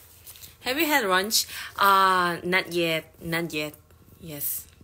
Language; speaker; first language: English; non-native, learner; Korean